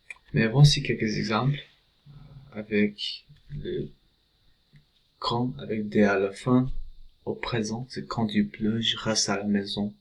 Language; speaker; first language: French; non-native, fluent; English